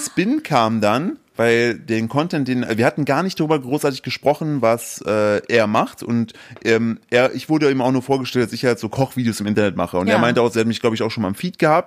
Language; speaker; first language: German; native; German